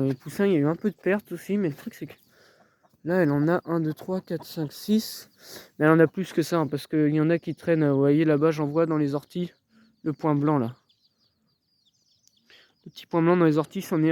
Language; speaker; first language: French; native; French